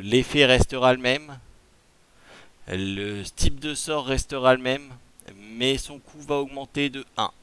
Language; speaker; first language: French; native; French